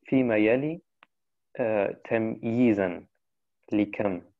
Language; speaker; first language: Arabic; non-native, fluent; German